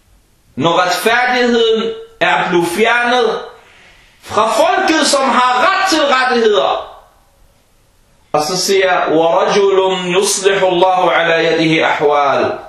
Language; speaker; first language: Danish; early bilingual, other home language; Arabic